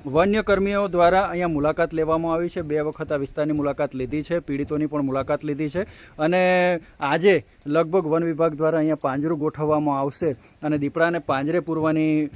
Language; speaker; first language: Gujarati; native; Gujarati